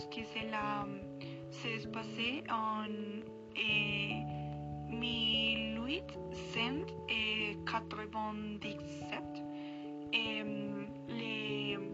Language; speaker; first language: French; non-native, learner; Spanish